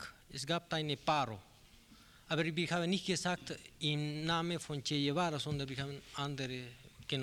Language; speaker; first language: German; non-native, learner; Spanish